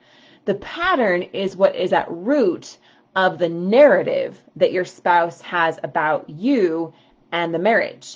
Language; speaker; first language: English; native; English